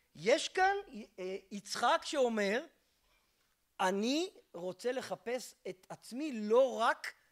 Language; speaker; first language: Hebrew; native; Hebrew